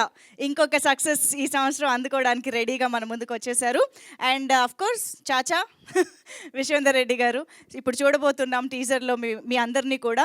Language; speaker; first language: Telugu; native; Telugu